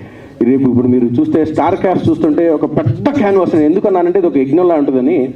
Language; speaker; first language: Telugu; native; Telugu